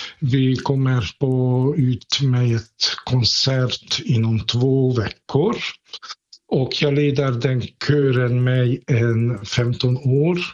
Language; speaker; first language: Swedish; non-native, fluent; Hungarian